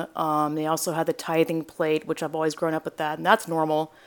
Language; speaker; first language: English; native; English